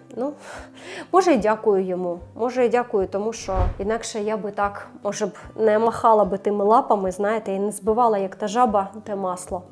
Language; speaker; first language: Ukrainian; non-native, local second language; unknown